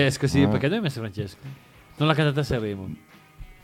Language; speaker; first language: Italian; native; Italian